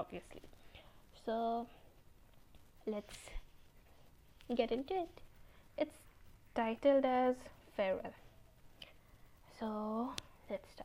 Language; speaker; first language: English; non-native, local second language; Hindi